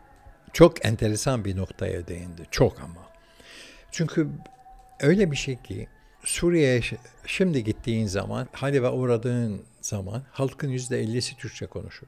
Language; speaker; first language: Turkish; early bilingual, heritage; Turkish